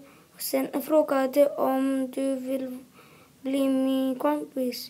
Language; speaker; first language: Swedish; non-native, local second language; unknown